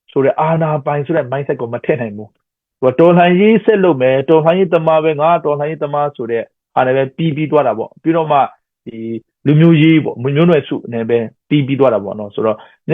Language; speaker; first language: Burmese; non-native, local second language; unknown